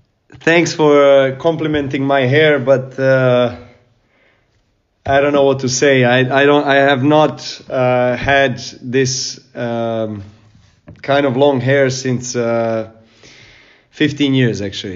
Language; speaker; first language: English; non-native, fluent; Serbian